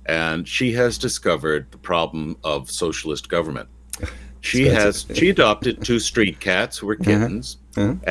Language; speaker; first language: English; native; English